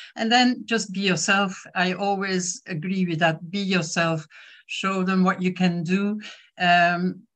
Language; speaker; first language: English; non-native, fluent; French